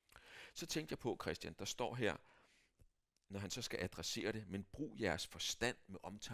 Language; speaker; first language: Danish; native; Danish